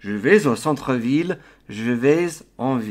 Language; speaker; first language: French; non-native, fluent; English